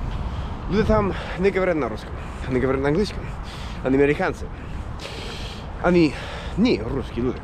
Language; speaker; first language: Russian; non-native, fluent; English